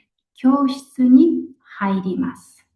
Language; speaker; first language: Japanese; non-native, local second language; Mongolian